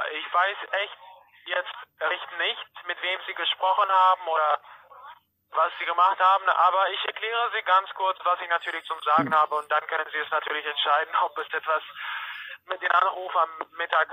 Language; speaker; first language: German; non-native, fluent; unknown